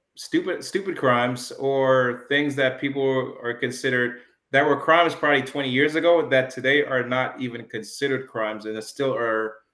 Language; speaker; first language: English; early bilingual, other home language; Jamaican Creole English